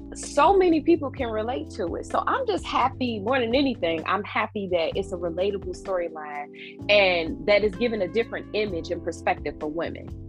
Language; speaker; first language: English; native; English